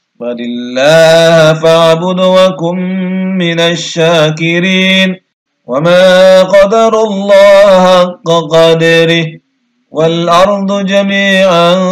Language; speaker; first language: Arabic; non-native, learner; Indonesian